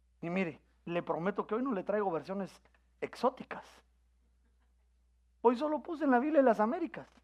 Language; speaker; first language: Spanish; native; Spanish